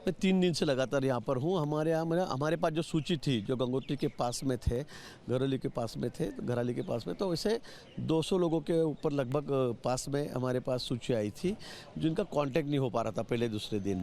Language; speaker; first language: Hindi; non-native, local second language; Marathi